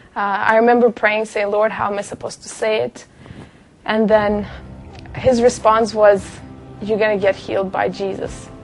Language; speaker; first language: English; non-native, fluent; Russian